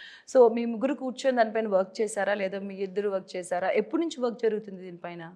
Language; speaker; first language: Telugu; native; Telugu